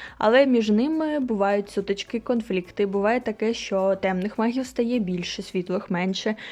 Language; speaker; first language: Ukrainian; non-native, local second language; Russian